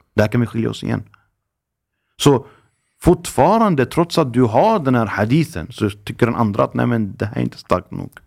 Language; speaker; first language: Swedish; early bilingual, other home language; Arabic